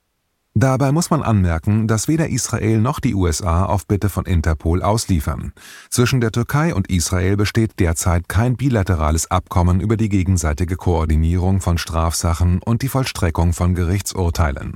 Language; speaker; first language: German; native; German